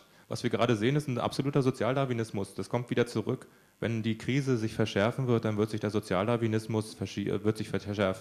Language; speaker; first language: German; native; German